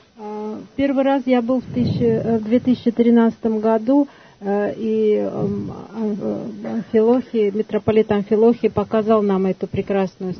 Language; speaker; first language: Russian; non-native, fluent; Armenian